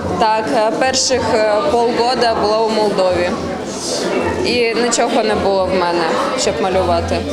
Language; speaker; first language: Ukrainian; non-native, local second language; Russian